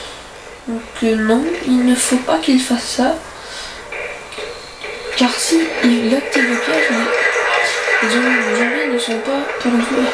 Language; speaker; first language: French; native; French